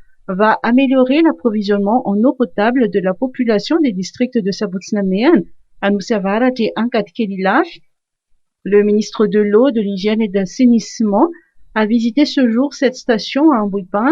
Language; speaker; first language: French; non-native, local second language; Malagasy